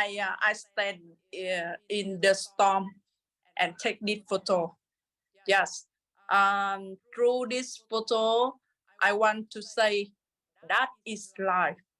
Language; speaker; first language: English; non-native, learner; Vietnamese